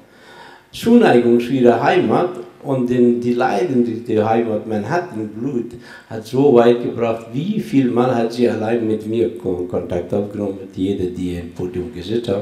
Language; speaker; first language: German; non-native, fluent; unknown